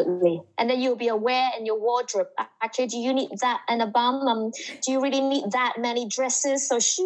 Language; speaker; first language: English; non-native, local second language; Cantonese